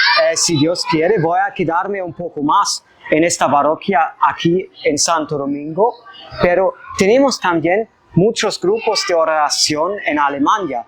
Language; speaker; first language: Spanish; non-native, fluent; German